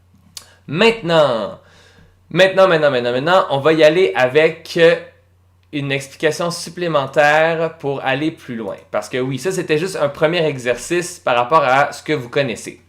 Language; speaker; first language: French; native; French